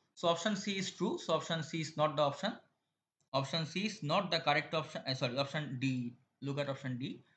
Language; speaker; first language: English; non-native, local second language; Bangla